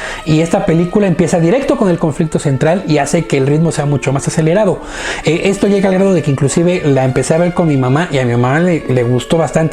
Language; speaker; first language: Spanish; native; Spanish